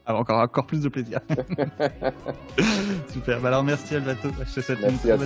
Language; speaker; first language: French; native; French